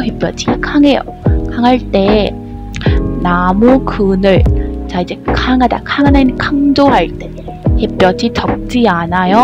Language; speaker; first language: Korean; non-native, learner; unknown